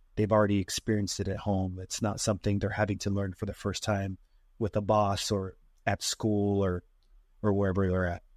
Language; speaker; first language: English; native; English